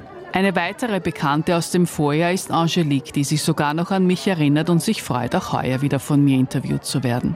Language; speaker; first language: German; native; German